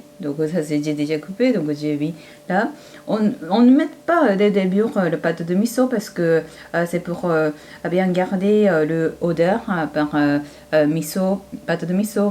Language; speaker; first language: French; non-native, fluent; Japanese